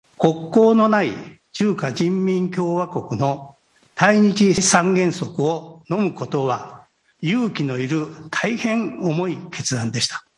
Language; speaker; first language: Japanese; native; Japanese